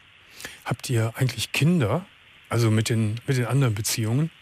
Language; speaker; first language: German; native; German